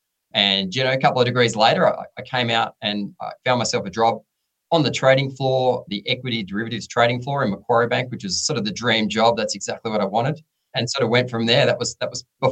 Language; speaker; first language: English; native; English